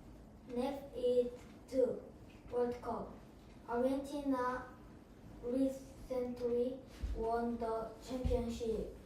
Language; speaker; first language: English; non-native, learner; Korean